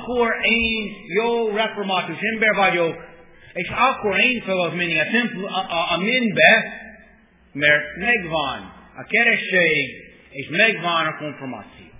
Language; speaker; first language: Hungarian; non-native, fluent; English